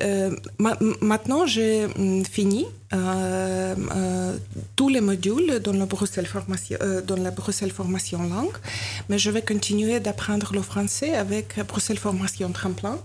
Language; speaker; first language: French; non-native, learner; Ukrainian